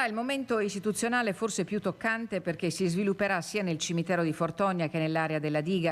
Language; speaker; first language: Italian; native; Italian